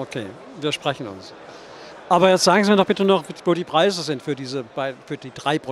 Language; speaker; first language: German; native; German